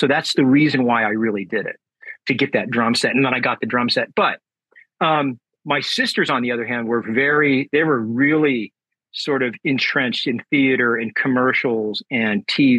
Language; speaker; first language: English; native; English